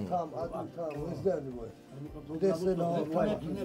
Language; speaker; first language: Russian; non-native, local second language; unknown